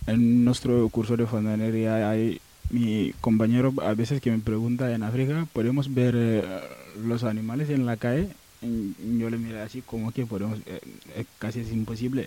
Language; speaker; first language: Spanish; non-native, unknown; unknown